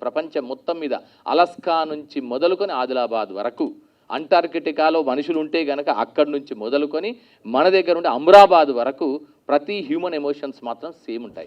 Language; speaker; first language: Telugu; native; Telugu